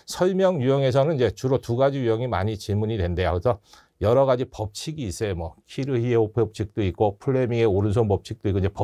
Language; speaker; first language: Korean; native; Korean